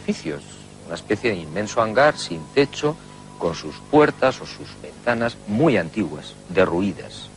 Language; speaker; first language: Spanish; native; Spanish